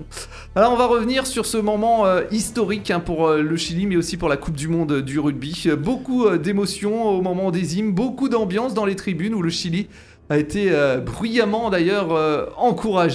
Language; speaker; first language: French; native; French